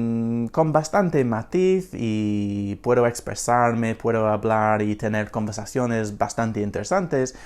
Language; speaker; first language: Spanish; non-native, fluent; English